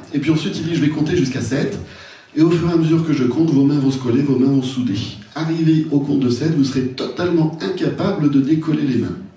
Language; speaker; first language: French; native; French